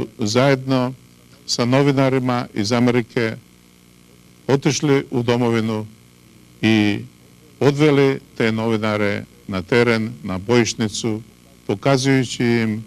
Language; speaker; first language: Croatian; native; Croatian